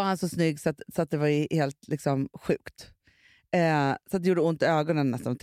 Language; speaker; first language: Swedish; native; Swedish